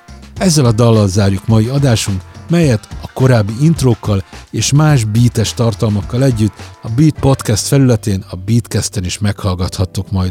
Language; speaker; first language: Hungarian; native; Hungarian